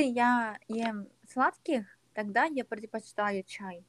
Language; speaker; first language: Russian; non-native, learner; Korean